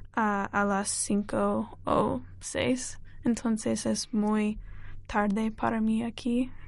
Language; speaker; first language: Spanish; non-native, learner; English